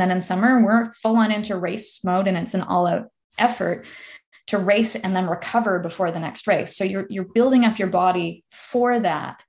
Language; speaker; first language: English; native; English